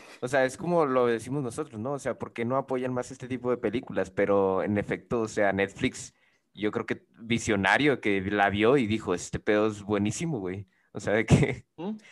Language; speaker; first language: Spanish; native; Spanish